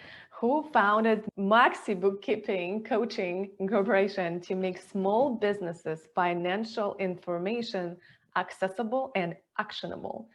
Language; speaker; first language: English; non-native, fluent; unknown